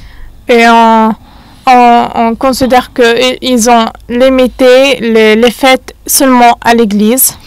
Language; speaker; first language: French; non-native, fluent; Arabic